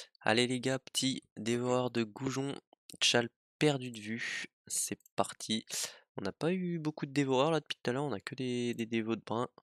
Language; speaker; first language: French; native; French